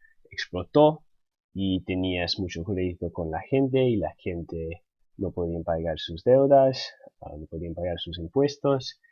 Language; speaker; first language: Spanish; non-native, fluent; English